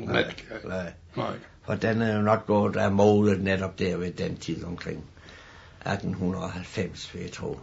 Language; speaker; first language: Danish; native; Danish